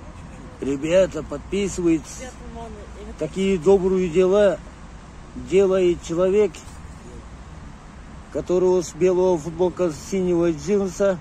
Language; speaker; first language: Russian; non-native, learner; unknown